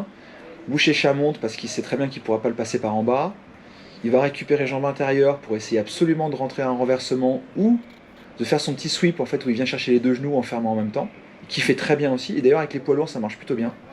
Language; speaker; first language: French; native; French